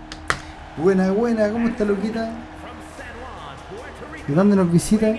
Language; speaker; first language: Spanish; native; Spanish